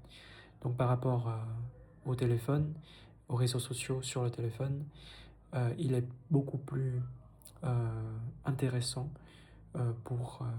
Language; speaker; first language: French; non-native, fluent; Vietnamese